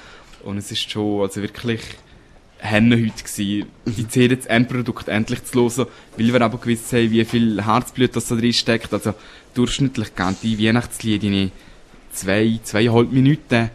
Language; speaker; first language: German; native; German